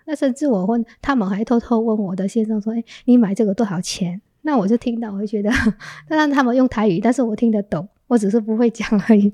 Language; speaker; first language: Chinese; non-native, fluent; Vietnamese